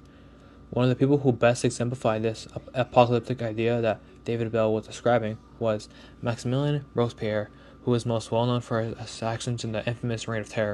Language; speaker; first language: English; native; English